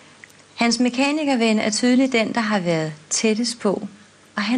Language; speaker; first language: Danish; native; Danish